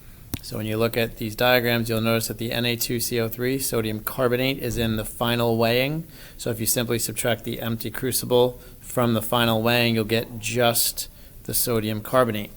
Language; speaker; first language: English; native; English